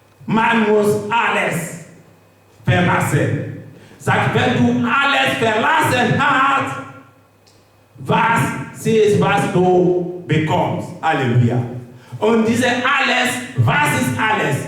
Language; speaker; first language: German; non-native, learner; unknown